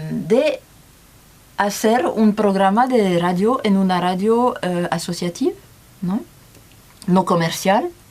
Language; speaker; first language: Spanish; non-native, learner; French